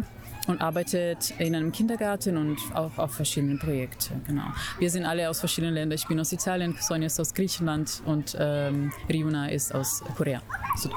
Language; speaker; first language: German; non-native, fluent; Italian